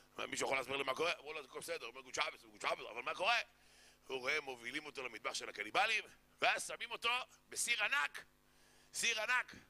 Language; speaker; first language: Hebrew; native; Hebrew